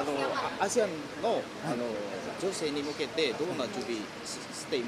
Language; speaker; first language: Japanese; non-native, learner; Indonesian